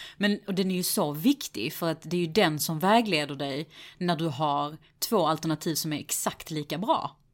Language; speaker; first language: Swedish; native; Swedish